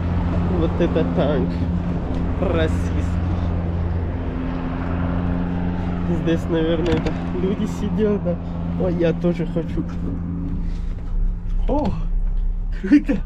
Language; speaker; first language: Russian; non-native, learner; Pashto